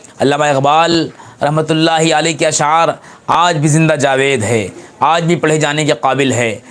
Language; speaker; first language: Urdu; native; Urdu